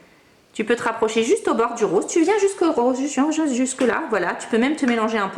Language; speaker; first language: French; native; French